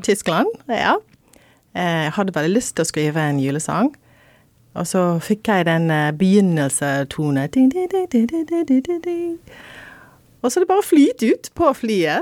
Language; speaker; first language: Norwegian; non-native, fluent; English